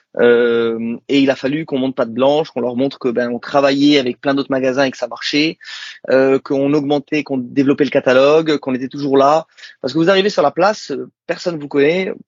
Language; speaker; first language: French; native; French